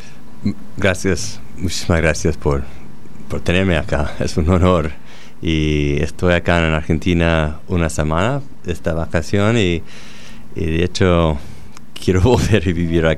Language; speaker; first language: Spanish; non-native, fluent; English